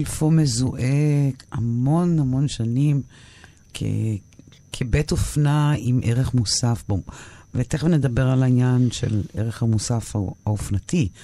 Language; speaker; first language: Hebrew; native; Hebrew